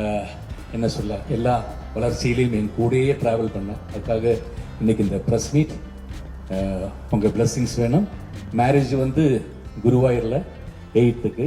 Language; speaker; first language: Tamil; non-native, fluent; Malayalam